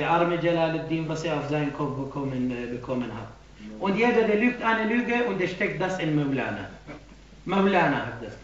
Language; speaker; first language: German; non-native, fluent; Arabic